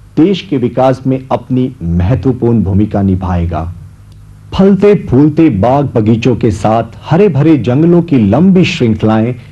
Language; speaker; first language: Hindi; native; Hindi